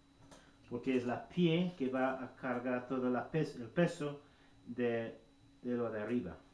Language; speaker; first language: Spanish; non-native, learner; English